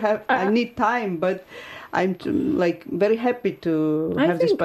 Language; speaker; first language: English; non-native, fluent; Ukrainian